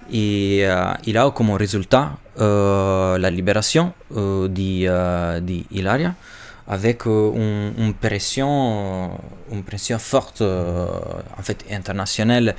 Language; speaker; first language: French; non-native, fluent; Albanian